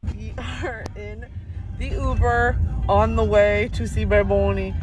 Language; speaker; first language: English; native; English